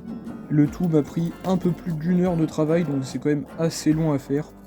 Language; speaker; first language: French; native; French